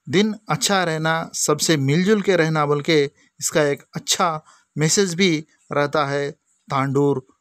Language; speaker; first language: Hindi; non-native, local second language; Lambadi